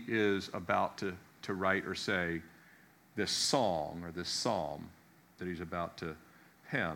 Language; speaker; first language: English; native; English